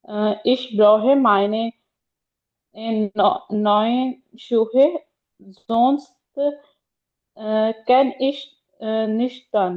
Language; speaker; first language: German; non-native, learner; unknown